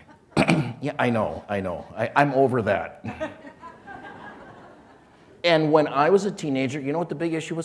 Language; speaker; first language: English; native; English